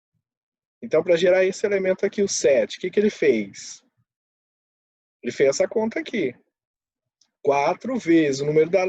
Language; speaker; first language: Portuguese; native; Portuguese